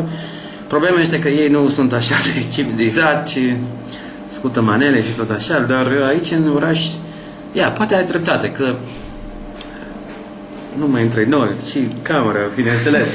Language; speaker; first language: Romanian; non-native, learner; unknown